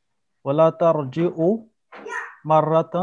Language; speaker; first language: Arabic; non-native, learner; French